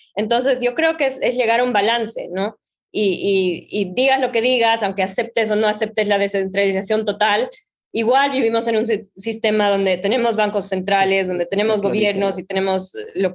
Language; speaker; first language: Spanish; native; Spanish